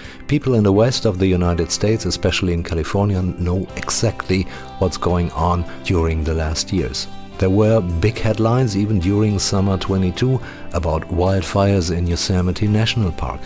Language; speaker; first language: English; non-native, fluent; German